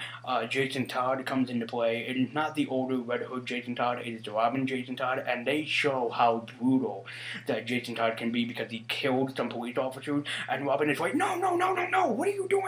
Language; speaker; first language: English; native; English